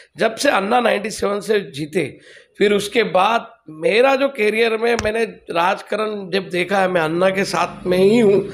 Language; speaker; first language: Hindi; non-native, local second language; Telugu